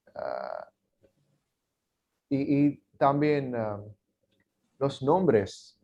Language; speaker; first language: Spanish; non-native, learner; English